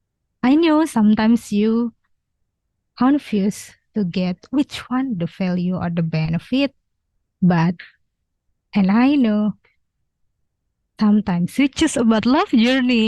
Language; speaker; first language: English; non-native, learner; Indonesian